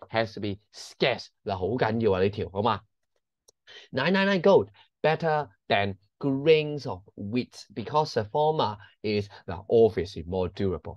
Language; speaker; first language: English; non-native, local second language; Cantonese